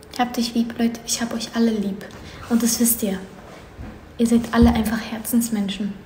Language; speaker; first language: German; early bilingual, other home language; Polish